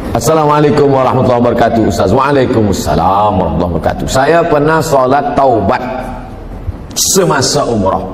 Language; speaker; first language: Malay; native; Malay